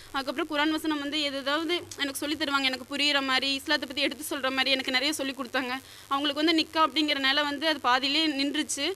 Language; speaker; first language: Tamil; native; Tamil